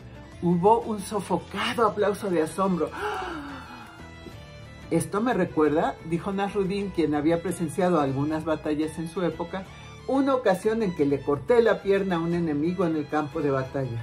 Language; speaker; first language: Spanish; native; Spanish